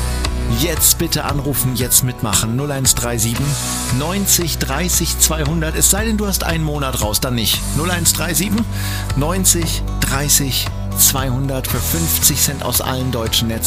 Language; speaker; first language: German; native; German